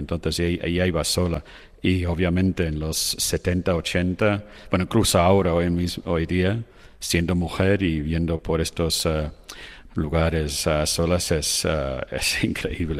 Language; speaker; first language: Spanish; non-native, fluent; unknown